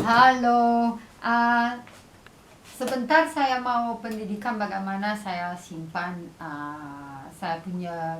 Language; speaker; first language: Indonesian; non-native, fluent; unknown